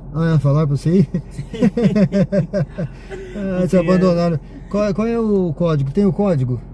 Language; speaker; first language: Portuguese; native; Portuguese